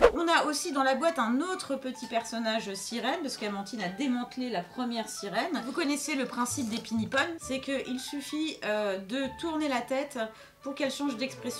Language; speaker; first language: French; native; French